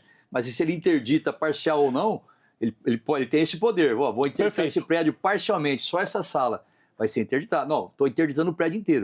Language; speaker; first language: Portuguese; native; Portuguese